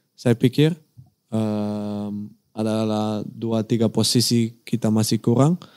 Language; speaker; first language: Indonesian; non-native, learner; Dutch